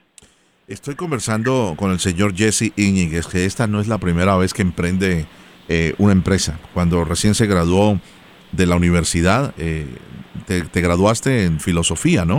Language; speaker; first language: Spanish; native; Spanish